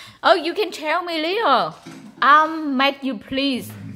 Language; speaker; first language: English; non-native, learner; Vietnamese